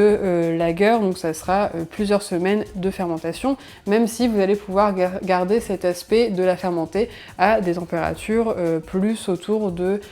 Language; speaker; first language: French; native; French